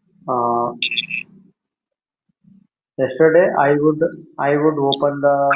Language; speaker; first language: English; non-native, learner; Hindi